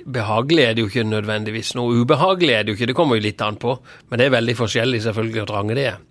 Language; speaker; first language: Norwegian; native; Norwegian